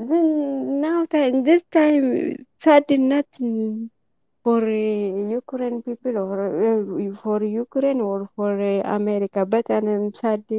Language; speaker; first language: English; non-native, learner; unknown